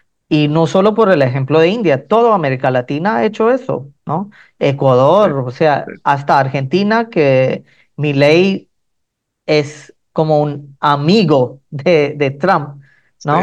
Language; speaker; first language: Spanish; non-native, fluent; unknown